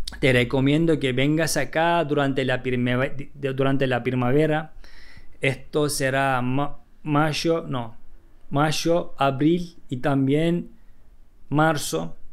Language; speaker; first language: Spanish; non-native, fluent; Turkish